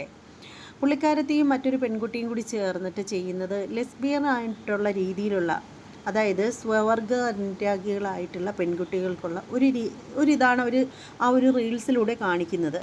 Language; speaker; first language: Malayalam; native; Malayalam